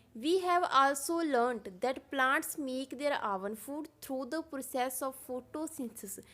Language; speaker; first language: English; non-native, local second language; Punjabi